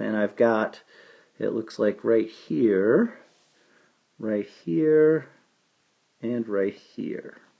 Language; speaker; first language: English; native; English